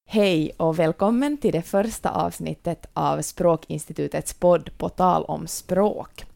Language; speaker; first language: Swedish; native; Swedish